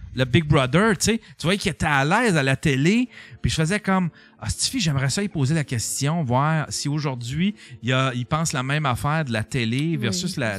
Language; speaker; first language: French; native; French